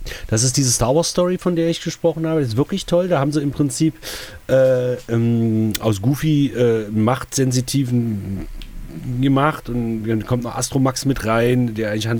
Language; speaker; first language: German; native; German